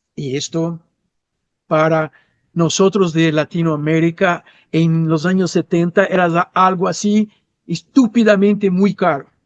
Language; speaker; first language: Spanish; non-native, fluent; Portuguese